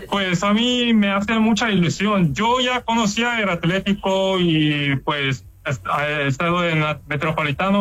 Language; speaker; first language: Spanish; non-native, fluent; Korean